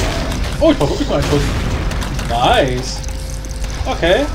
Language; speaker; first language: German; native; German